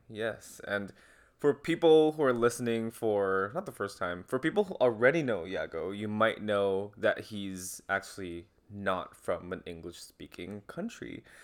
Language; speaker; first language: English; non-native, fluent; Chinese